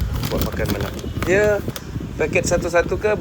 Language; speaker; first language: Malay; native; Malay